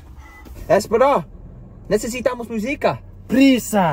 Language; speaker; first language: Spanish; non-native, learner; English